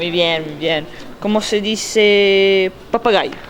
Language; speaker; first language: Spanish; non-native, learner; Portuguese